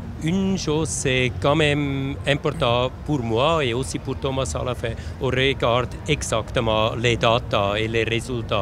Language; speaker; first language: French; non-native, local second language; German